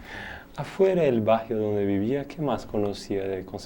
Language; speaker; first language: Spanish; non-native, learner; Portuguese